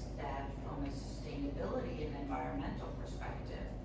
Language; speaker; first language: English; non-native, fluent; Swedish